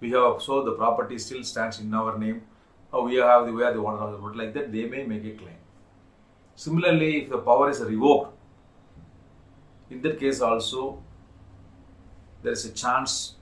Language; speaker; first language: English; non-native, local second language; Tamil